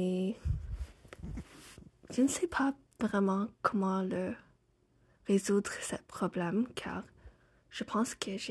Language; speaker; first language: French; non-native, fluent; English